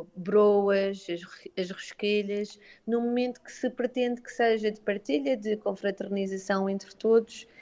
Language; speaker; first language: Portuguese; native; Portuguese